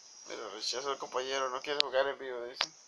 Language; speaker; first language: Spanish; native; Spanish